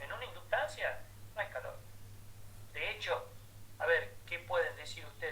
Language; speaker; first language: Spanish; native; Spanish